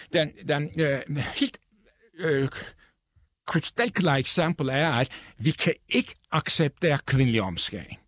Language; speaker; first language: Danish; non-native, fluent; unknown